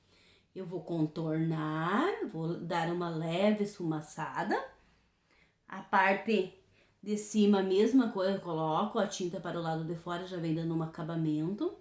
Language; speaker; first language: Portuguese; native; Portuguese